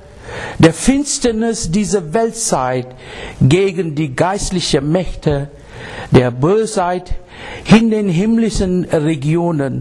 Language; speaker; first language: German; non-native, fluent; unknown